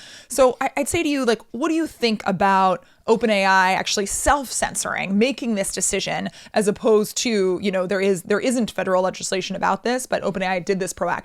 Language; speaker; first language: English; native; English